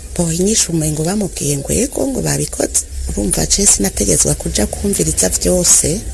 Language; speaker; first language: Rundi; early bilingual, other home language; Kinyarwanda